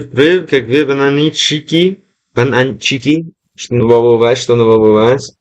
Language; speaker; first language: Russian; non-native, learner; English